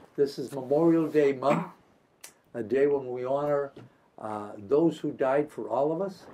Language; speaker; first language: English; native; English